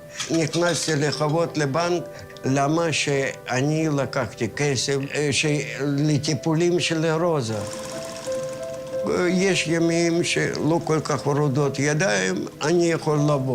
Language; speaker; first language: Hebrew; non-native, fluent; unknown